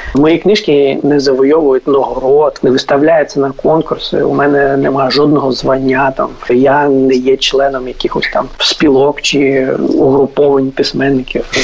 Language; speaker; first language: Ukrainian; non-native, fluent; Russian